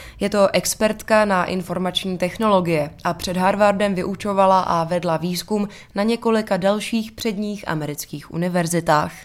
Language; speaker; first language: Czech; native; Czech